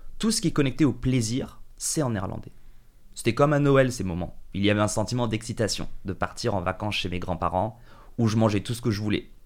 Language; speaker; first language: French; early bilingual, other home language; English